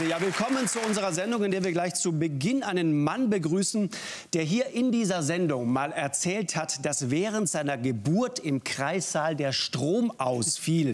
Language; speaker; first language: German; native; German